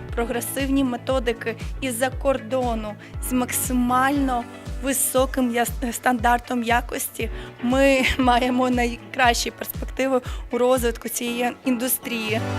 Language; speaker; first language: Ukrainian; native; Ukrainian